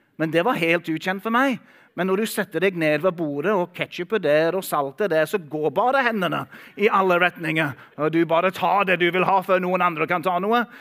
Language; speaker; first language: Norwegian; non-native, fluent; English